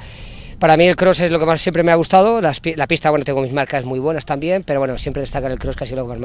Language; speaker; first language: Spanish; native; Spanish